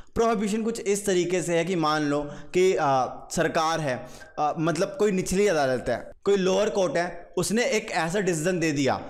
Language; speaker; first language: Hindi; native; Hindi